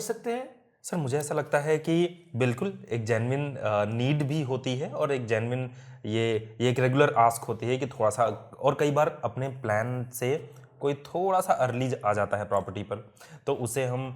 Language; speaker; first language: Hindi; native; Hindi